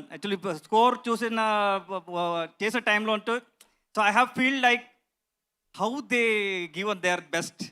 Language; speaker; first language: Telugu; non-native, learner; Kannada